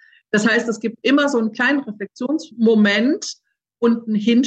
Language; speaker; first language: German; native; German